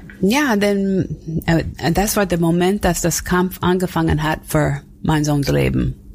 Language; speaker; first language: German; non-native, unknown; English